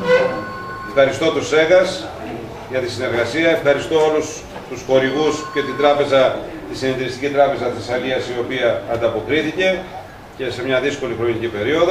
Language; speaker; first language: Greek; native; Greek